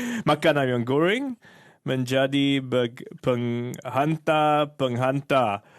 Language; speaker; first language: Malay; non-native, learner; English